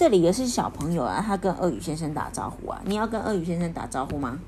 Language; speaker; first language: Chinese; native; Chinese